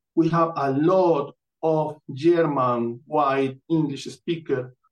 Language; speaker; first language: English; non-native, fluent; Spanish